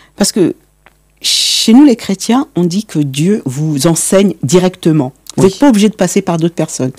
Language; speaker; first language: French; native; French